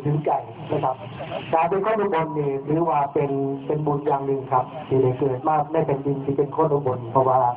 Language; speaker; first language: Thai; non-native, local second language; Lao